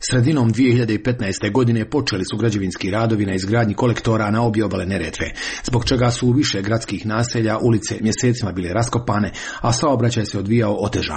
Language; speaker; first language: Serbian; native; Serbian